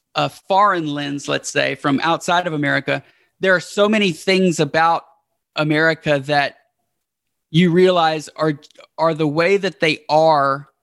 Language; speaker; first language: English; native; English